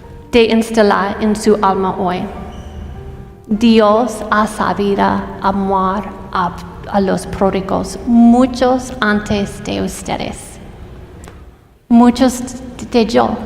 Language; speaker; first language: Spanish; non-native, fluent; English